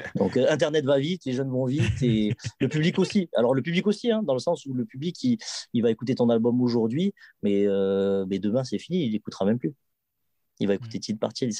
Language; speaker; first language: French; native; French